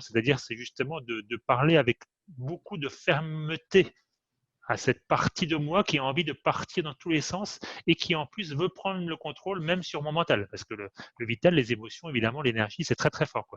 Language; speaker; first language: French; native; French